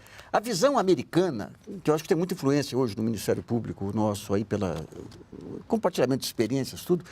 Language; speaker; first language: Portuguese; native; Portuguese